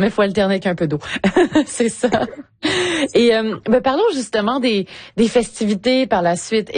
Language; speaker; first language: French; native; French